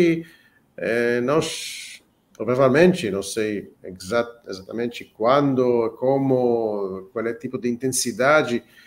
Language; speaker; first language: Portuguese; non-native, fluent; Hebrew